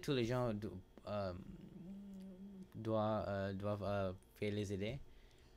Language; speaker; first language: French; non-native, learner; English